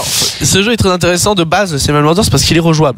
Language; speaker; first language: French; native; French